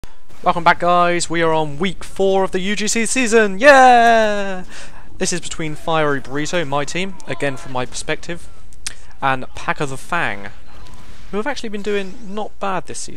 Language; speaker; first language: English; native; English